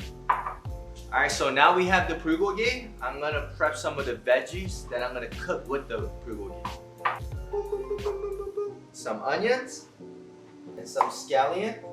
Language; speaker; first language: English; native; English